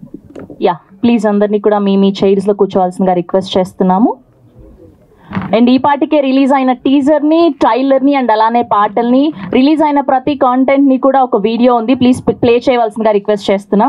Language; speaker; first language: Telugu; native; Telugu